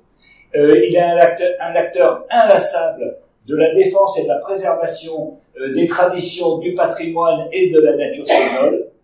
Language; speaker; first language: French; native; French